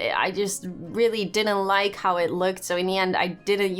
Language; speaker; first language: English; non-native, fluent; Dutch